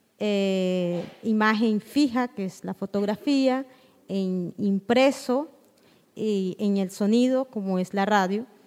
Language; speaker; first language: Spanish; non-native, local second language; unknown